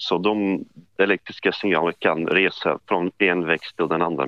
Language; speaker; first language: Swedish; non-native, fluent; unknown